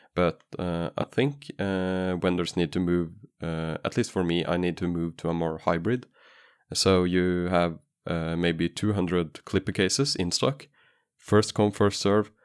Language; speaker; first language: English; non-native, fluent; Norwegian